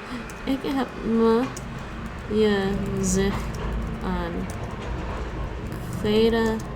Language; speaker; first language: Dutch; non-native, learner; English